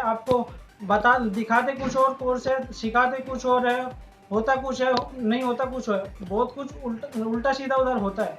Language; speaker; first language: Hindi; native; Hindi